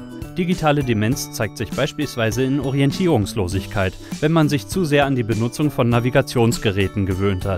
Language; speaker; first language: German; native; German